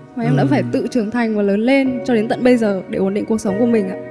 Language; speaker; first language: Vietnamese; native; Vietnamese